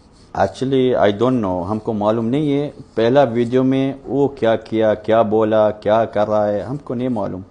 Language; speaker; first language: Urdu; non-native, learner; Arabic